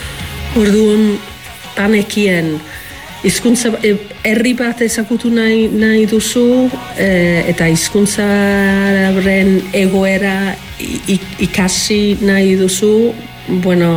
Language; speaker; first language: Basque; non-native, fluent; Welsh